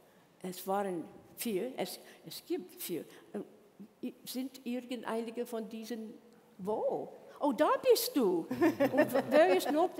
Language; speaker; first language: German; non-native, learner; English